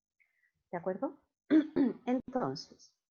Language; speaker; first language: Spanish; native; Spanish